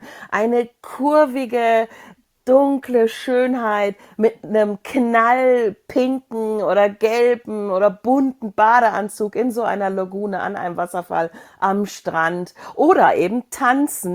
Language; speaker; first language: German; native; German